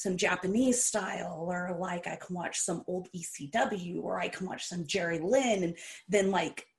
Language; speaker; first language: English; early bilingual, other home language; Portuguese